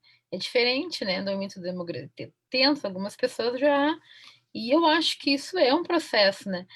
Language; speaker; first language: Portuguese; native; Portuguese